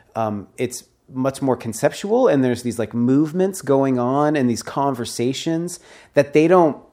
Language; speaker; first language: English; native; English